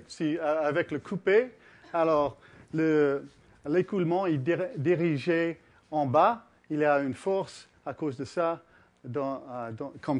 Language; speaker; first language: French; early bilingual, heritage; English